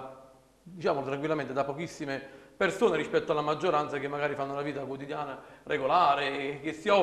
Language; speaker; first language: Italian; native; Italian